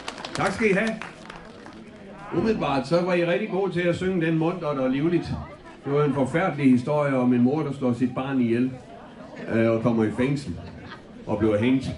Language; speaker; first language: Danish; native; Danish